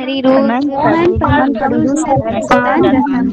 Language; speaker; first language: Persian; non-native, learner; Urdu